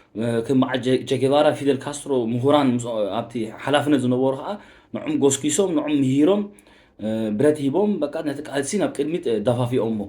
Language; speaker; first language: Tigrinya; early bilingual, heritage; Tigrinya